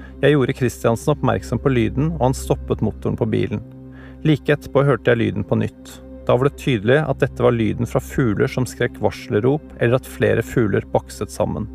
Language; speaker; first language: Norwegian; native; Norwegian